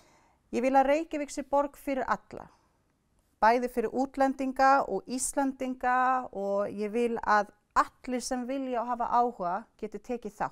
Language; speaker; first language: Icelandic; non-native, fluent; Swedish